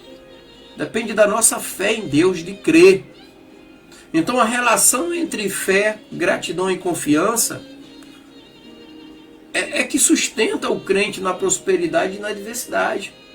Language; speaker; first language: Portuguese; native; Portuguese